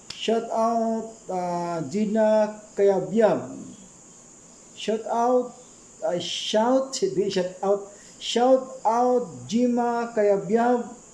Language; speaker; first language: Filipino; non-native, local second language; Cebuano